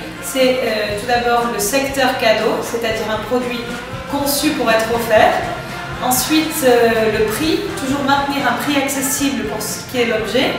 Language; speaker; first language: French; native; French